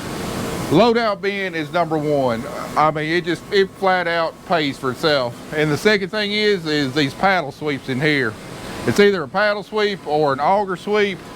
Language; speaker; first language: English; native; English